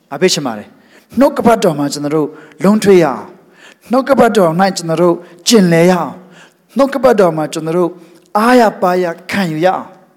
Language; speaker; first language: Burmese; non-native, local second language; Hakha Chin